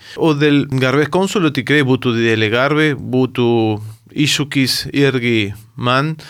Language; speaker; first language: Lithuanian; early bilingual, heritage; Lithuanian